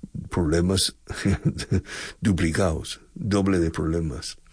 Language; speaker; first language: Spanish; non-native, fluent; English